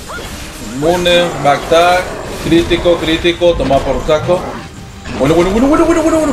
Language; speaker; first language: Spanish; native; Spanish